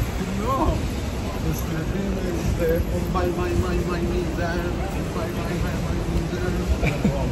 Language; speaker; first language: English; non-native, learner; Arabic